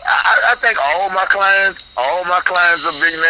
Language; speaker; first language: English; native; English